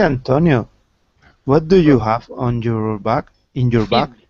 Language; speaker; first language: English; non-native, learner; Spanish